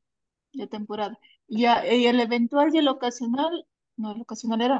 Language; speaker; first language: Spanish; native; Spanish